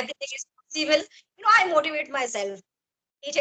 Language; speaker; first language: English; non-native, learner; Hindi